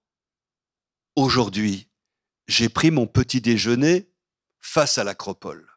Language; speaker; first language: French; native; French